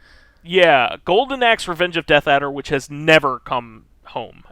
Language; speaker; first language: English; native; English